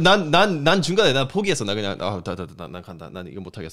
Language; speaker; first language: Korean; non-native, fluent; English